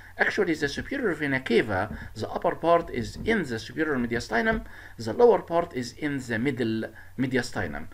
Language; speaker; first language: English; non-native, fluent; Arabic